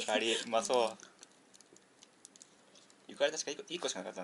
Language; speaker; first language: Japanese; native; Japanese